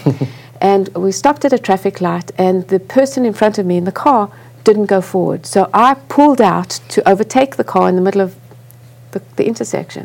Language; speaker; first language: English; native; English